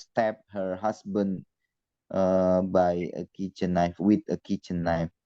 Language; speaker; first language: English; non-native, learner; Indonesian